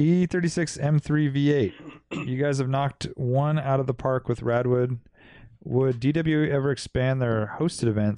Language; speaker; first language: English; native; English